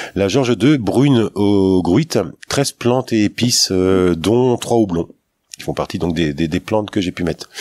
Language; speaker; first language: French; native; French